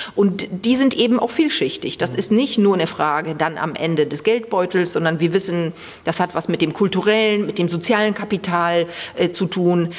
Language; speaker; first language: German; early bilingual, other home language; Polish